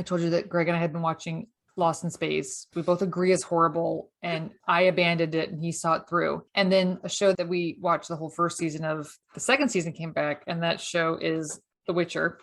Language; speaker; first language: English; native; English